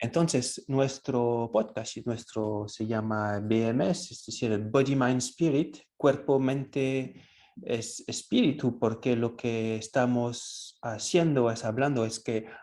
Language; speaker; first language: Spanish; non-native, fluent; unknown